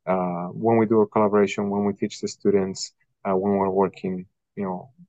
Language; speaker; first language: English; non-native, fluent; Spanish